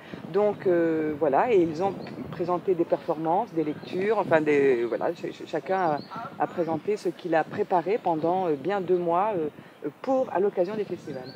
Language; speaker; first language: French; native; French